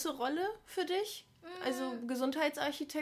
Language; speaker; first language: German; native; German